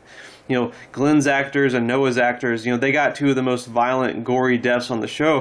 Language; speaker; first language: English; native; English